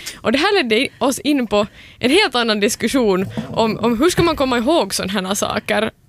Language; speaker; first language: Swedish; native; Swedish